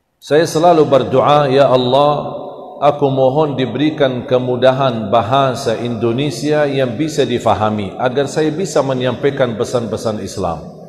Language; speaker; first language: Indonesian; non-native, fluent; Arabic